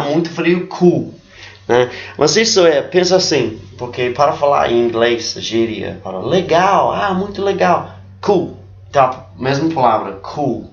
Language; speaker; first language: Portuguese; non-native, fluent; English